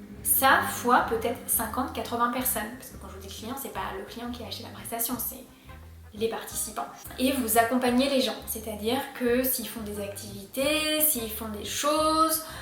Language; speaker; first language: French; native; French